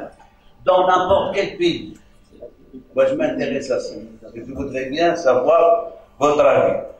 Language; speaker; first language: French; non-native, local second language; Arabic